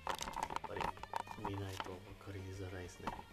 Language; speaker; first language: Japanese; non-native, learner; English